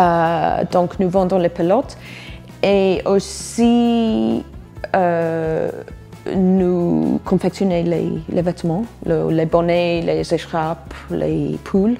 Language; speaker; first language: French; non-native, fluent; English